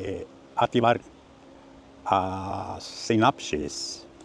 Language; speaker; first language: Portuguese; non-native, learner; Finnish